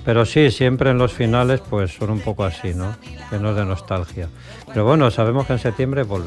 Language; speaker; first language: Spanish; native; Spanish